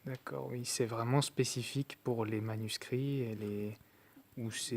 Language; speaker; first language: French; native; French